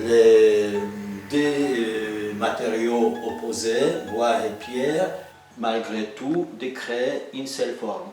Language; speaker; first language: French; non-native, fluent; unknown